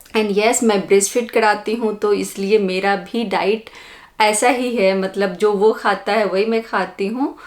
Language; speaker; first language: Hindi; native; Hindi